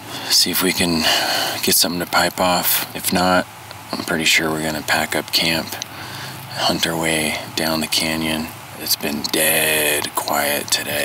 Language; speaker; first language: English; native; English